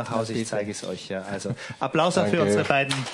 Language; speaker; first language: German; native; German